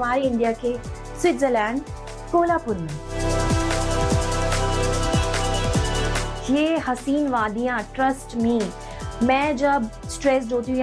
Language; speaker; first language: Hindi; native; Hindi